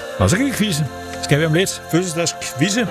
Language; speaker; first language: Danish; native; Danish